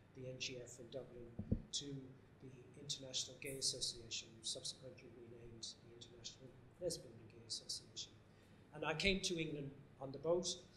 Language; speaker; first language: English; native; English